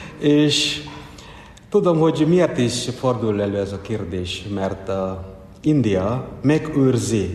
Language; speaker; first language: Hungarian; non-native, fluent; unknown